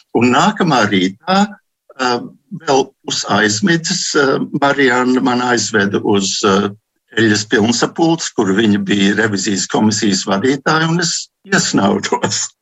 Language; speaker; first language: Latvian; early bilingual, heritage; Latvian